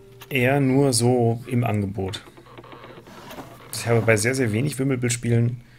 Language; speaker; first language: German; native; German